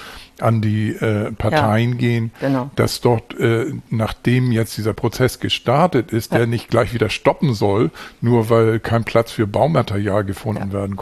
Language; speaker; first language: German; native; German